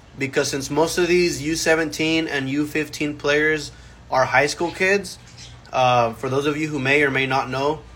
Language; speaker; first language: English; early bilingual, other home language; Spanish